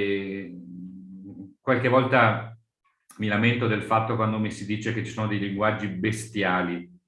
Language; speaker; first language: Italian; native; Italian